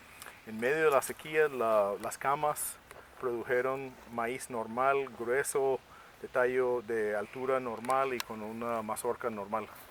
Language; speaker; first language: Spanish; native; Spanish